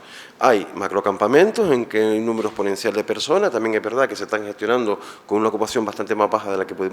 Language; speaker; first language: Spanish; native; Spanish